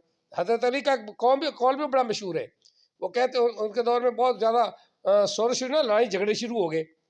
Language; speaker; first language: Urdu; non-native, local second language; Punjabi